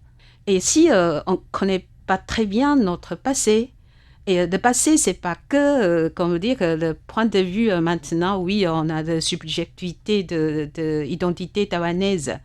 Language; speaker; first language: French; non-native, fluent; Chinese